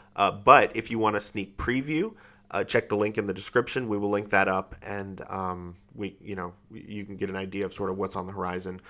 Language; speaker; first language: English; native; English